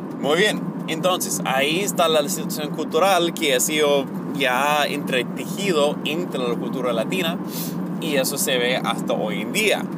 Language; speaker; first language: Spanish; non-native, fluent; English